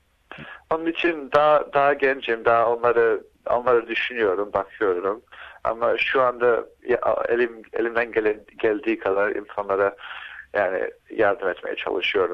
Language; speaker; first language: Turkish; early bilingual, heritage; Turkish